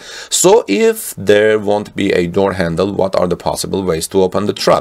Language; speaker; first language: English; non-native, fluent; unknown